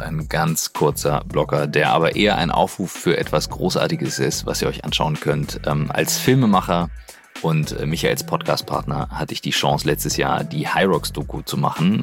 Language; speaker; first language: German; native; German